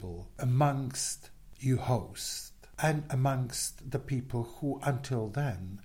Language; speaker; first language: English; non-native, fluent; Czech